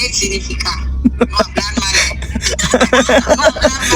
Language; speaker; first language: Spanish; non-native, learner; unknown